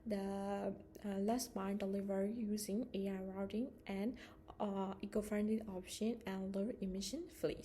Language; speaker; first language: English; non-native, learner; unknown